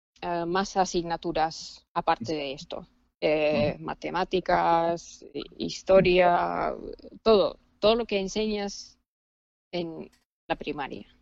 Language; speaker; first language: Spanish; non-native, fluent; Finnish